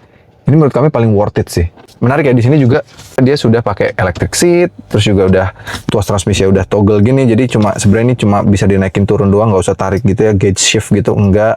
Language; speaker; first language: Indonesian; native; Indonesian